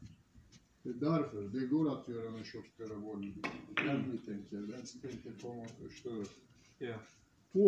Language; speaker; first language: Swedish; non-native, fluent; Turkish